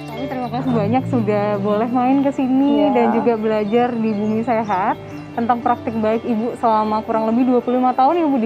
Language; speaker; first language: Indonesian; native; Indonesian